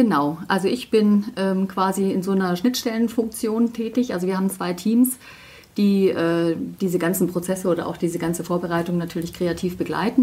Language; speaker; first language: German; native; German